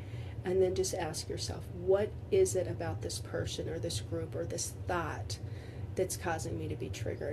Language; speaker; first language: English; native; English